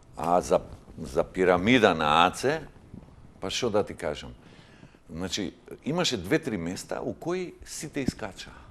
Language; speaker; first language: Macedonian; native; Macedonian